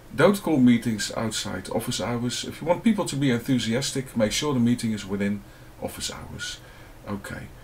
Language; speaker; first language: English; non-native, fluent; Dutch